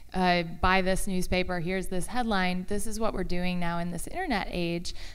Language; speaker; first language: English; native; English